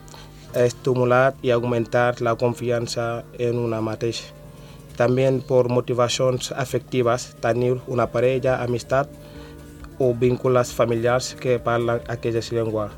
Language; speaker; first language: Catalan; non-native, learner; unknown